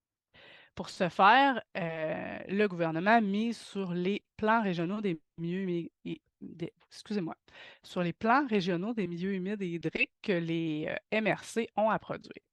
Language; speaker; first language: French; native; French